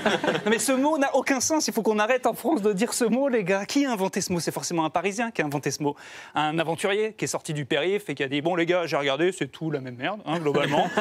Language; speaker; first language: French; native; French